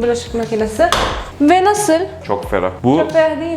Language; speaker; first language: Turkish; non-native, learner; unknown